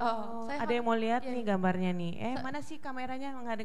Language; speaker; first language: Indonesian; native; Indonesian